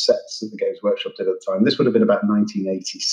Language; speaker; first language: English; native; English